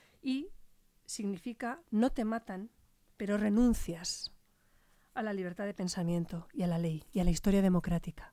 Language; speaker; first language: Spanish; native; Spanish